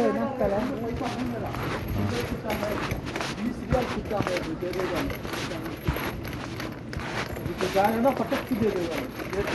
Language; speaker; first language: Hindi; non-native, local second language; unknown